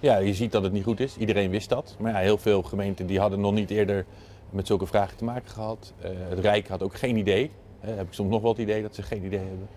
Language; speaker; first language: Dutch; native; Dutch